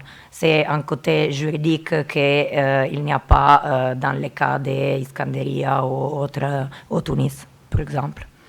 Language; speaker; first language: French; non-native, learner; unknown